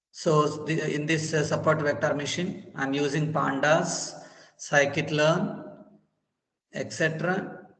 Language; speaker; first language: English; non-native, local second language; Telugu